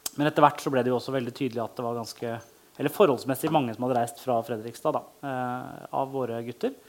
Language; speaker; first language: Norwegian; native; Norwegian